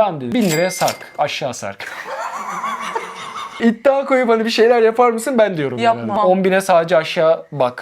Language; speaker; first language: Turkish; non-native, fluent; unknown